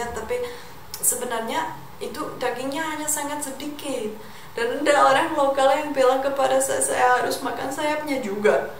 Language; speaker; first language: Indonesian; non-native, fluent; Czech